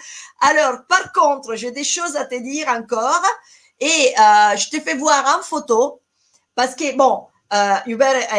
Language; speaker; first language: French; non-native, fluent; Italian